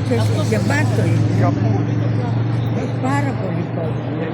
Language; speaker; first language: Greek; non-native, learner; Armenian